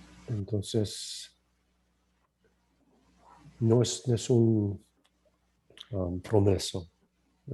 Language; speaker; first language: Spanish; non-native, learner; English